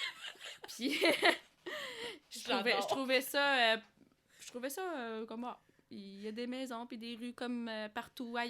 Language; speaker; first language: French; early bilingual, other home language; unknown